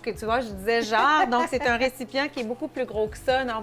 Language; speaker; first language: French; native; French